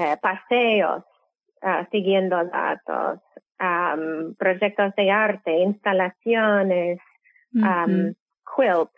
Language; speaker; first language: Spanish; non-native, fluent; English